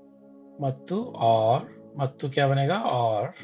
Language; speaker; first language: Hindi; non-native, local second language; Kannada